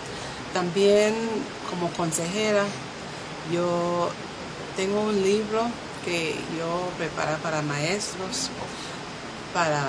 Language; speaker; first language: Spanish; non-native, local second language; English